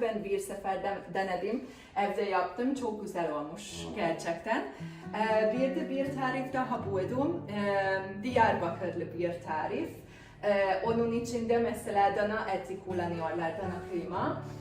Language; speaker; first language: Turkish; non-native, fluent; Hungarian